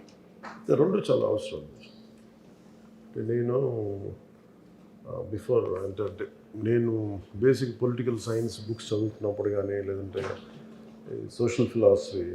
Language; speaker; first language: Telugu; native; Telugu